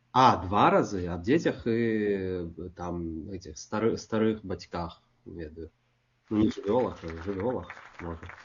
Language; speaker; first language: Belarusian; non-native, local second language; Russian